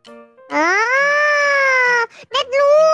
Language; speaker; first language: Vietnamese; non-native, learner; Indonesian